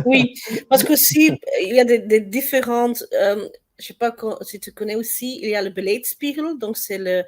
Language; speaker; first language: French; non-native, learner; Dutch